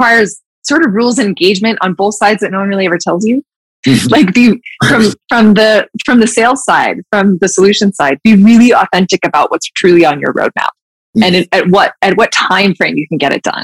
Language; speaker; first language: English; native; English